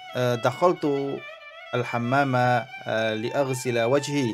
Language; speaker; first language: Arabic; non-native, fluent; Indonesian